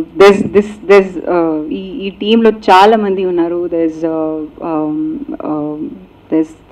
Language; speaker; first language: Telugu; non-native, learner; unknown